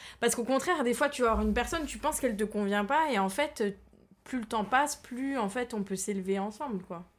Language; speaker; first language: French; native; French